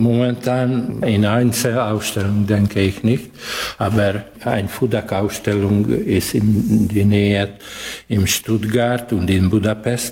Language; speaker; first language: German; non-native, local second language; Hungarian